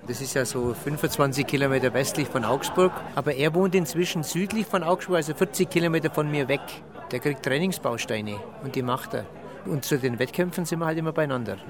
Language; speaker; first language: German; native; German